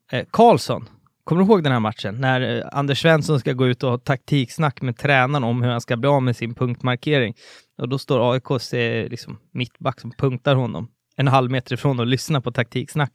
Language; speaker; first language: Swedish; native; Swedish